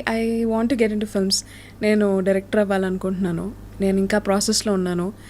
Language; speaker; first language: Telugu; native; Telugu